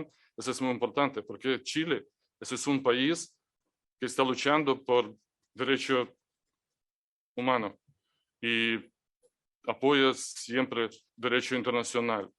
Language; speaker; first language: Spanish; non-native, fluent; Ukrainian